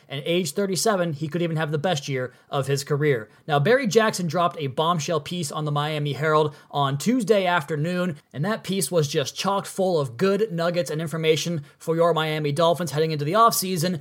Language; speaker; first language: English; native; English